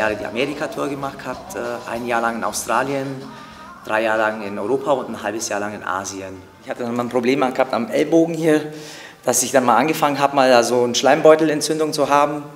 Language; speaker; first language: German; early bilingual, other home language; Turkish